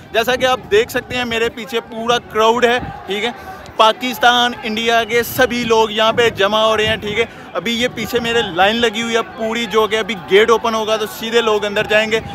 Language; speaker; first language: Urdu; non-native, local second language; Punjabi